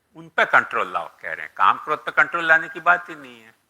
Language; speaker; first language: Hindi; non-native, local second language; Gujarati